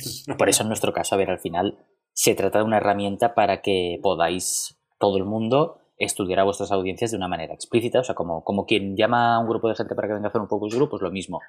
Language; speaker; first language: Spanish; native; Spanish